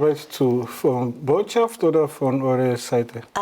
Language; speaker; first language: German; non-native, learner; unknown